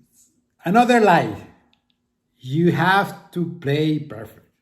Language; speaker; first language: English; non-native, fluent; Spanish